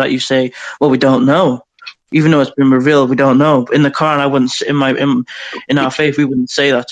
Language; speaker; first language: English; native; English